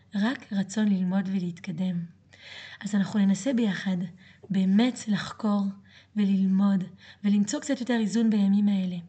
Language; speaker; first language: Hebrew; early bilingual, other home language; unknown